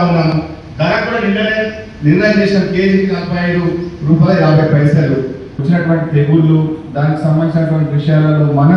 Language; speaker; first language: Telugu; native; Telugu